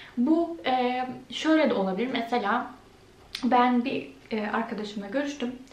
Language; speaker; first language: Turkish; early bilingual, heritage; Turkish